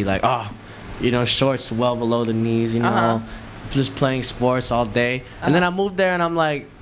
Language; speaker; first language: English; native; English